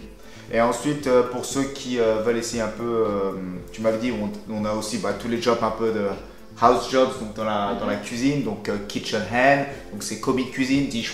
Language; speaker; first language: French; native; French